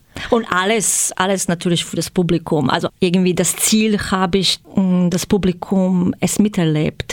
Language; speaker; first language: German; non-native, fluent; Croatian